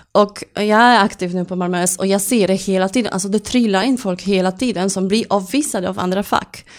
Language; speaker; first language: Swedish; non-native, fluent; Polish